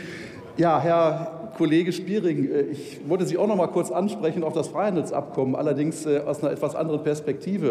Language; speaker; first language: German; native; German